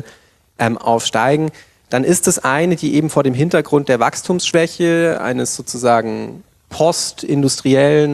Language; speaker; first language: German; native; German